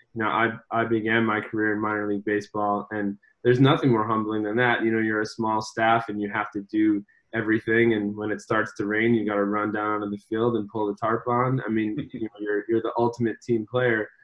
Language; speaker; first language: English; native; English